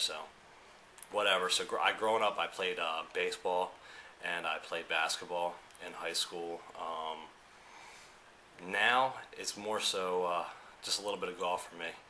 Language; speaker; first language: English; early bilingual, other home language; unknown